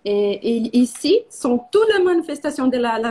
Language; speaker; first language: French; non-native, learner; Portuguese